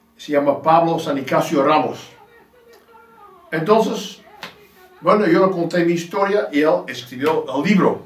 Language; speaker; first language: Spanish; non-native, fluent; English